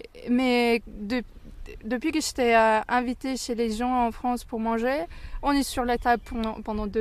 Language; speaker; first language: French; non-native, fluent; Turkish